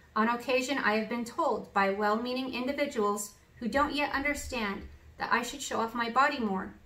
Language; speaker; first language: English; native; English